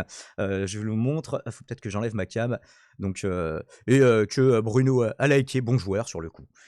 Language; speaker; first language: French; native; French